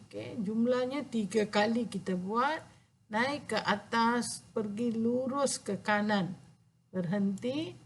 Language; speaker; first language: Malay; non-native, local second language; Tamil